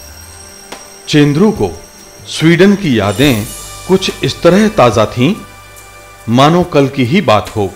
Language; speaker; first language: Hindi; native; Hindi